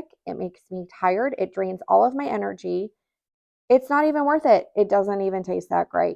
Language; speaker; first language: English; native; English